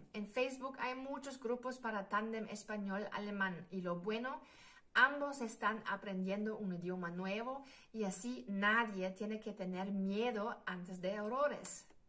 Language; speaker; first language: Spanish; non-native, fluent; German